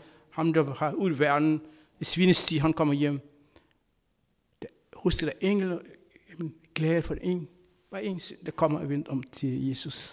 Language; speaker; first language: Danish; non-native, fluent; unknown